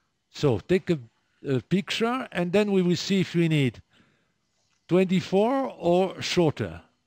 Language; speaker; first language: English; non-native, fluent; French